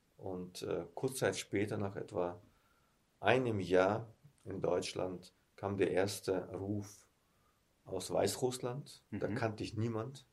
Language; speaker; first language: German; early bilingual, heritage; German